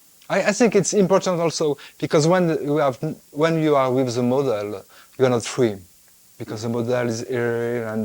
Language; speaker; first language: English; non-native, fluent; French